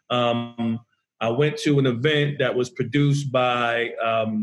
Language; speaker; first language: English; native; English